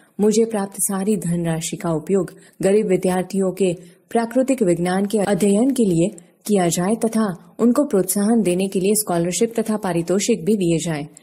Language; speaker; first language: Hindi; non-native, local second language; Gujarati